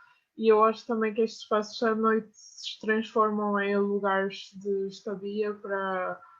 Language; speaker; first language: Portuguese; non-native, fluent; French